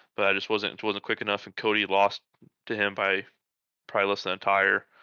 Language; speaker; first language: English; native; English